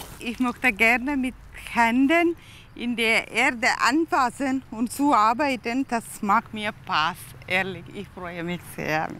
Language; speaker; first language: German; non-native, learner; Tamil